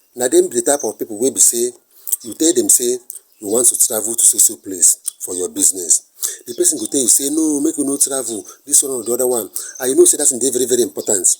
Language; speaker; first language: Nigerian Pidgin; non-native, local second language; Igbo